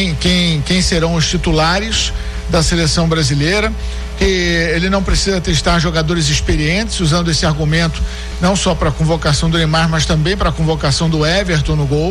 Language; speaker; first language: Portuguese; native; Portuguese